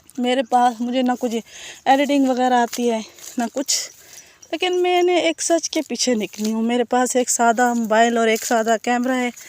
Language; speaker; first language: Urdu; non-native, local second language; Saraiki